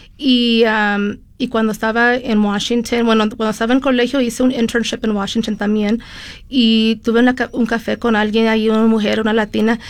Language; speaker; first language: Spanish; early bilingual, heritage; Spanish